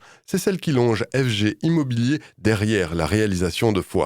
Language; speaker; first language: French; native; French